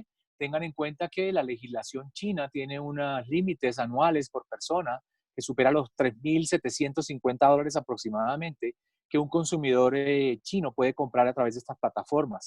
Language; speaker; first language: Spanish; native; Spanish